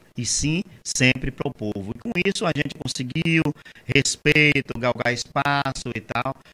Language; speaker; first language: Portuguese; native; Portuguese